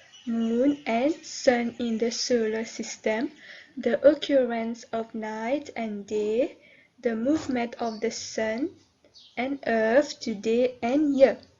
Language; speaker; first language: English; non-native, local second language; Morisyen